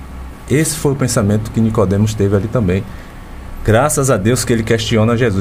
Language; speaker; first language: Portuguese; native; Portuguese